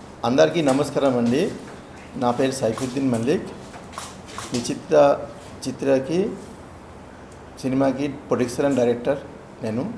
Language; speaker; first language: Telugu; non-native, local second language; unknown